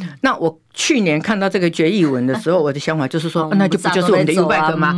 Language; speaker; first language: Chinese; native; Chinese